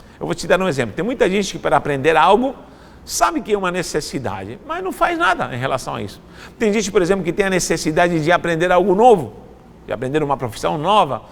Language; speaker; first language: Portuguese; non-native, fluent; Spanish